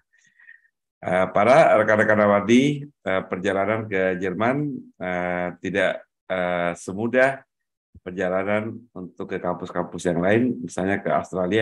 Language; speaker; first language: Indonesian; native; Indonesian